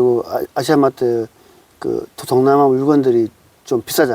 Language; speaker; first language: Korean; native; Korean